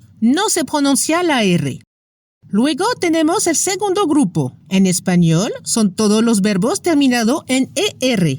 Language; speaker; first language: Spanish; non-native, fluent; French